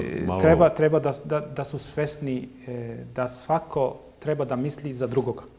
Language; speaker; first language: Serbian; non-native, local second language; Turkish